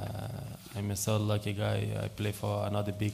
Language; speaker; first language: English; non-native, fluent; Portuguese